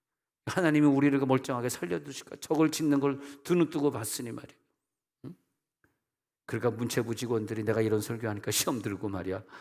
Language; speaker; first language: Korean; native; Korean